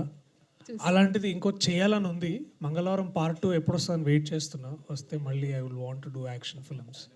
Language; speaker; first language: Telugu; native; Telugu